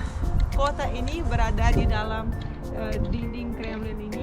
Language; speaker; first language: Indonesian; non-native, fluent; Russian